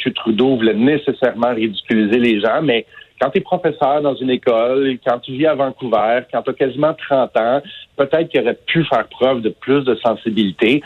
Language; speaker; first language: French; native; French